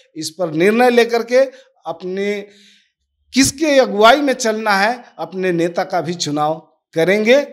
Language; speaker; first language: Hindi; native; Hindi